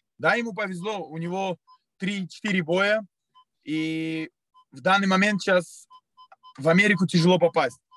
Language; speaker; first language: Russian; native; Russian